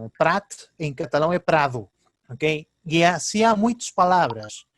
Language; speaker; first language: Portuguese; early bilingual, heritage; Portuguese